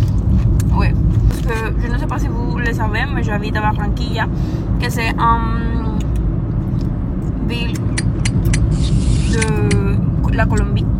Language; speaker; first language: French; non-native, learner; Spanish